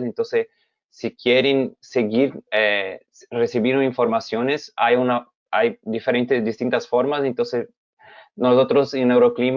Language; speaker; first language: Spanish; non-native, fluent; Portuguese